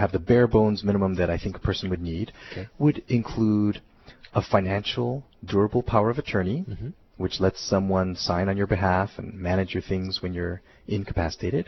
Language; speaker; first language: English; native; English